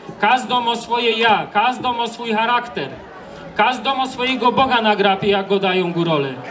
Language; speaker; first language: Polish; native; Polish